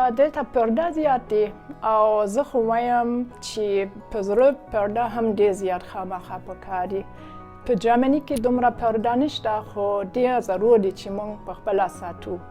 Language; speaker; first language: Pashto; non-native, fluent; German